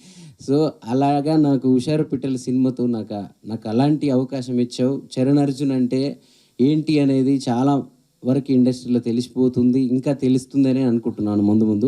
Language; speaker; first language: Telugu; native; Telugu